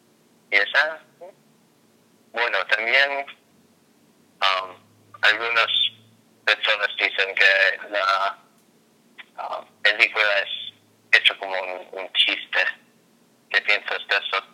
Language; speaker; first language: Spanish; non-native, fluent; English